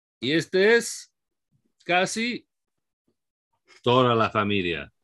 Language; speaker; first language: Spanish; non-native, fluent; English